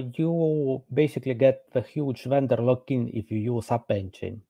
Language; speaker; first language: English; non-native, fluent; Estonian